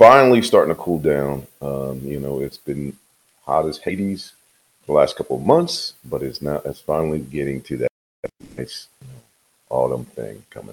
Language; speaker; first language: English; native; English